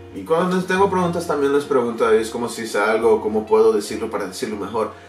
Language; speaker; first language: Spanish; non-native, learner; English